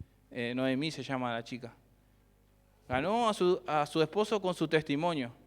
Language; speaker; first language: Spanish; native; Spanish